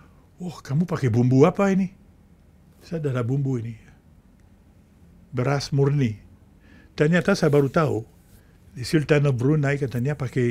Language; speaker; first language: Indonesian; non-native, fluent; French